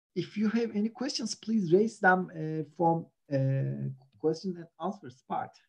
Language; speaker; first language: English; non-native, fluent; Turkish